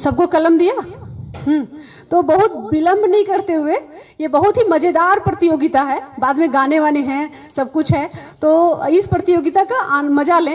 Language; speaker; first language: Hindi; native; Hindi